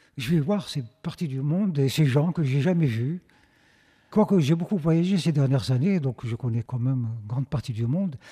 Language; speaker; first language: French; non-native, local second language; Arabic